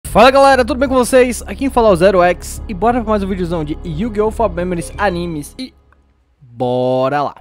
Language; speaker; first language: Portuguese; native; Portuguese